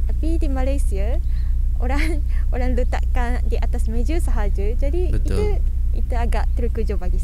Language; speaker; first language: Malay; non-native, fluent; Japanese